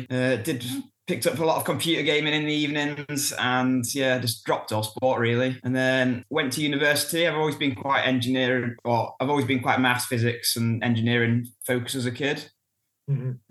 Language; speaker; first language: English; native; English